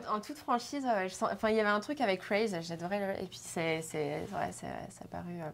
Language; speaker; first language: French; native; French